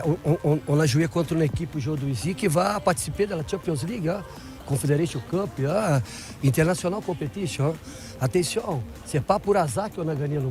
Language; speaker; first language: French; non-native, fluent; Portuguese